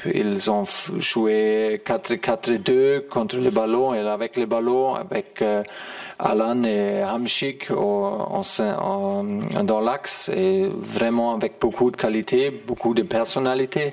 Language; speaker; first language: French; non-native, fluent; German